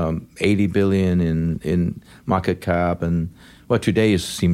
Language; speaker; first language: English; non-native, local second language; Cantonese